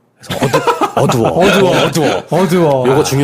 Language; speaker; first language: Korean; native; Korean